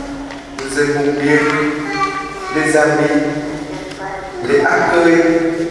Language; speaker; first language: French; non-native, fluent; Vietnamese